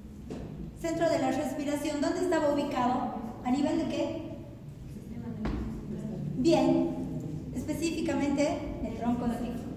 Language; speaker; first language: Spanish; native; Spanish